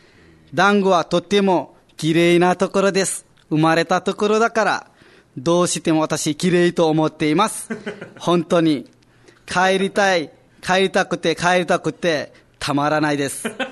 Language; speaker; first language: Japanese; non-native, fluent; Nepali